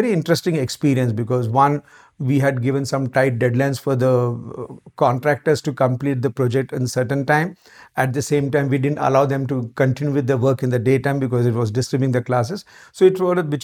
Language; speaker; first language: English; non-native, local second language; Marathi